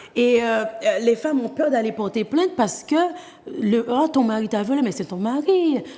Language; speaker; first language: French; non-native, local second language; Haitian Creole